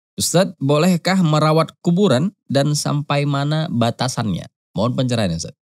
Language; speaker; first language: Indonesian; native; Indonesian